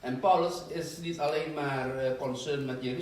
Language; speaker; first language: Dutch; non-native, fluent; Indonesian